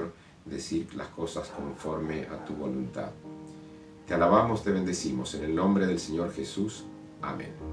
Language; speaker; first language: Spanish; native; Spanish